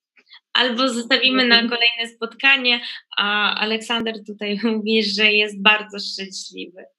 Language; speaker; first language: Polish; non-native, fluent; Ukrainian